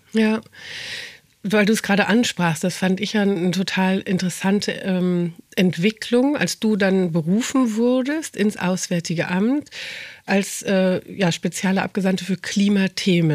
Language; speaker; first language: German; native; German